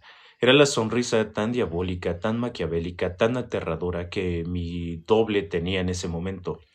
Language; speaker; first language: Spanish; native; Spanish